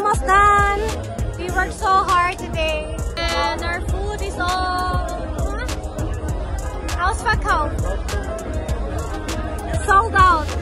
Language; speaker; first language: English; non-native, local second language; Filipino